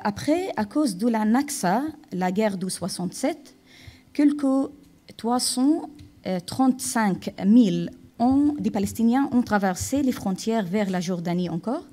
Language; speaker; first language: French; non-native, fluent; Arabic